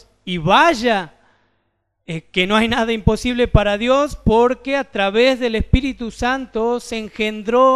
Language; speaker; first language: Spanish; native; Spanish